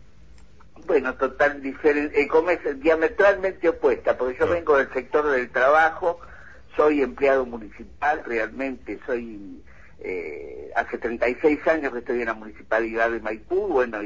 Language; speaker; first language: Spanish; native; Spanish